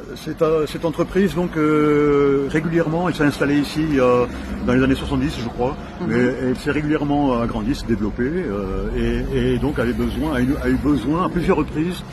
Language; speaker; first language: French; native; French